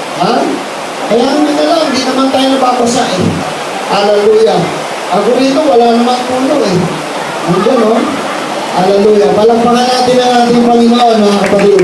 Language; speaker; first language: Filipino; non-native, local second language; Cebuano